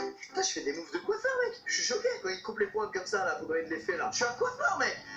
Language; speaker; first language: French; native; French